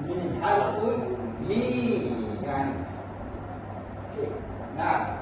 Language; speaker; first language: Arabic; non-native, learner; Malay